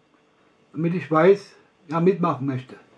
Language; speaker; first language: German; non-native, learner; Russian